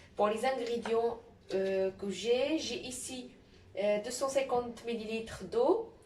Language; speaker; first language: French; non-native, local second language; Arabic